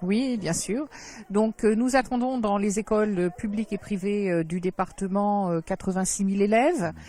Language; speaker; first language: French; native; French